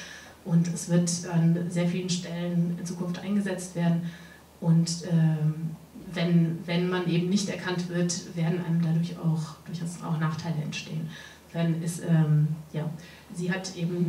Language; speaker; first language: German; native; German